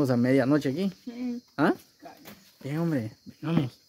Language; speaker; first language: Spanish; native; Spanish